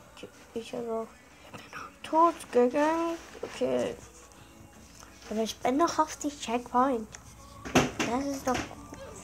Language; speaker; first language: German; non-native, learner; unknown